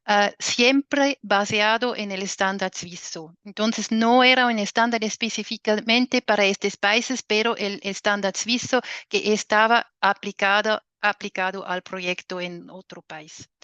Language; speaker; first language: Spanish; non-native, fluent; German